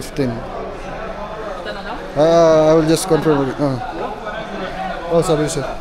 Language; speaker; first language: English; non-native, local second language; Filipino